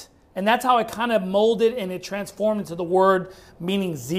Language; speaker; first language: English; native; English